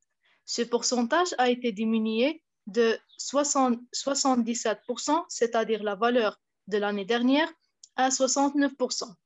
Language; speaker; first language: French; non-native, fluent; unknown